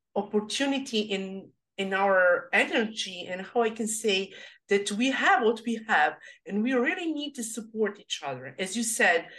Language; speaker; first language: English; non-native, learner; Serbian